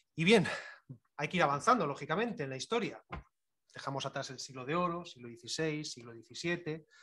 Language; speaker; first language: Spanish; native; Spanish